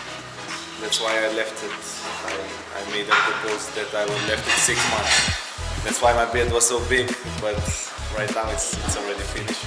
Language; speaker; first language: English; non-native, learner; Portuguese